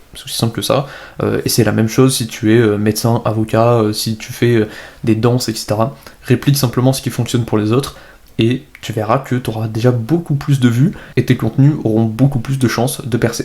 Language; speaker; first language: French; native; French